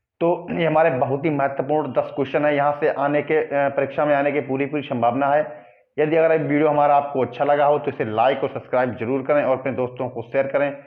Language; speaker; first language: Hindi; native; Hindi